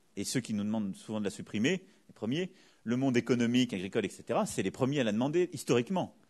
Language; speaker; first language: French; native; French